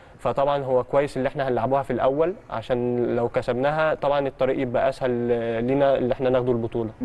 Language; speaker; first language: Egyptian Arabic; early bilingual, heritage; Arabic